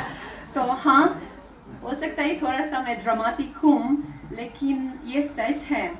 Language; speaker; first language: Hindi; non-native, fluent; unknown